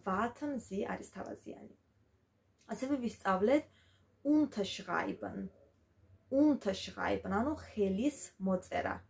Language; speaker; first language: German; non-native, fluent; Georgian